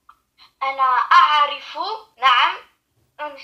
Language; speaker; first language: Arabic; non-native, learner; French